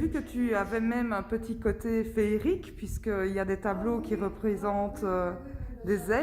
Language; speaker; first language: French; native; French